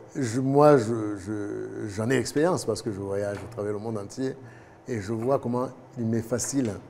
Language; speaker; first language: French; non-native, local second language; Kinyarwanda